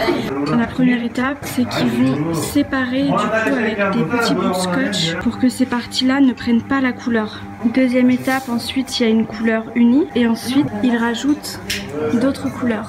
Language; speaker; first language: French; native; French